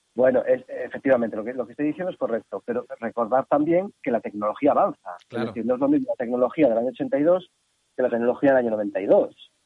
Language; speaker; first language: Spanish; native; Spanish